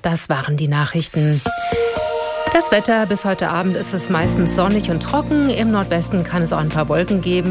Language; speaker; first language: German; native; German